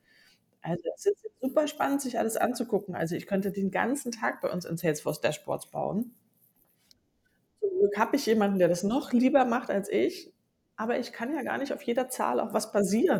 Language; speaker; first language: German; native; German